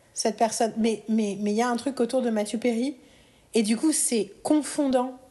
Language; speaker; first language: French; native; French